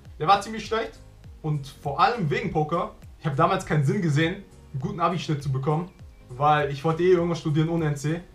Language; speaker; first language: German; early bilingual, other home language; Vietnamese